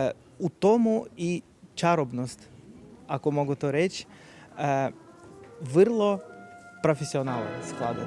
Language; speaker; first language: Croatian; non-native, fluent; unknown